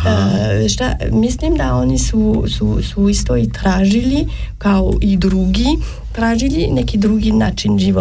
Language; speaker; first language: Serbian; non-native, fluent; German